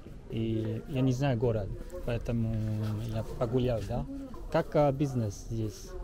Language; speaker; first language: Russian; non-native, learner; French